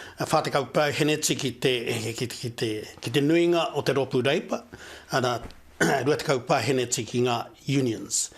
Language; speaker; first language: Māori; native; Māori